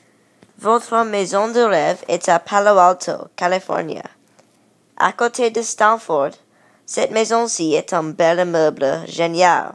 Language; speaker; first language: French; non-native, learner; English